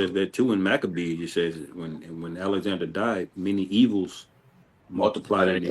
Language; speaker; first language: English; native; English